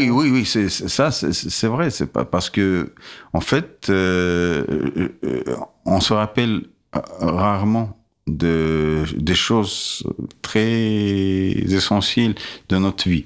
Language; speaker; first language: French; non-native, fluent; Russian